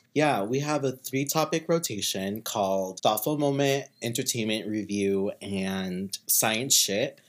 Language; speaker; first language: English; native; English